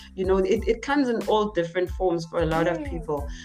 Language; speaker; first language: English; non-native, local second language; Zulu